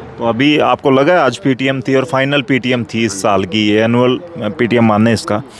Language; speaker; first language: Hindi; native; Hindi